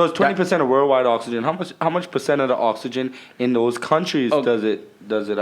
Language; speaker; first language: English; native; English